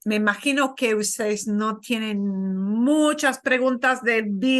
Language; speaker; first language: Spanish; non-native, fluent; English